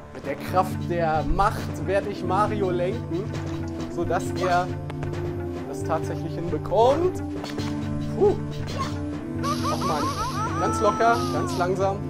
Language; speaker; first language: German; native; German